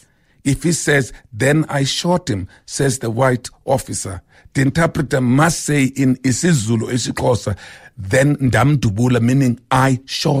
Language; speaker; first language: English; non-native, local second language; Xhosa